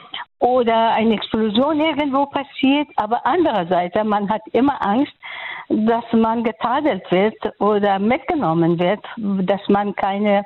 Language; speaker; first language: German; non-native, fluent; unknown